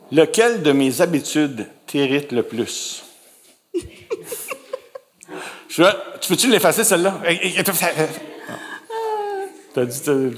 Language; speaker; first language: French; native; French